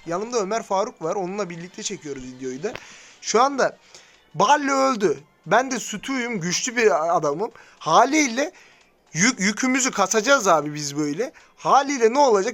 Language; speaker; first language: Turkish; native; Turkish